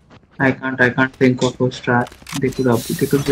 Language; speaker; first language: English; non-native, local second language; Kannada